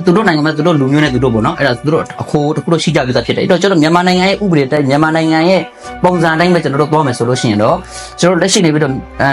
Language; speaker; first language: Burmese; non-native, local second language; Rohingya